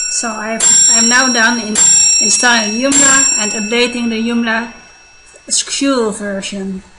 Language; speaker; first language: English; non-native, fluent; Dutch